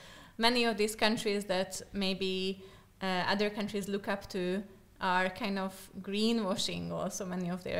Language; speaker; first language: English; non-native, fluent; Slovak